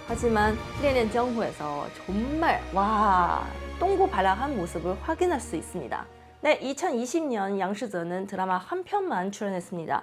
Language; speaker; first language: Korean; non-native, fluent; Chinese